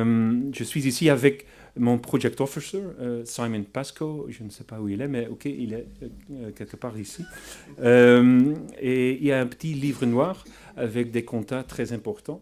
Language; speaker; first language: French; non-native, fluent; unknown